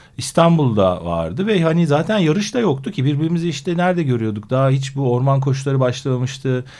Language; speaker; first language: Turkish; native; Turkish